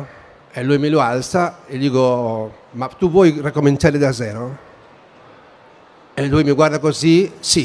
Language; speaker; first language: Italian; non-native, fluent; Spanish